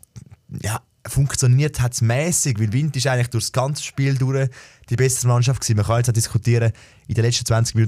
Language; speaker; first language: German; native; German